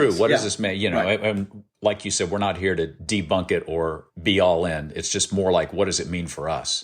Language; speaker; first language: English; native; English